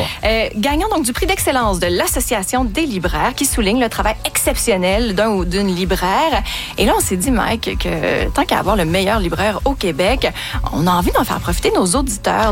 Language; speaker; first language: French; native; French